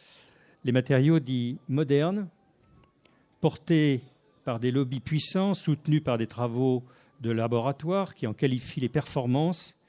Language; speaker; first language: French; native; French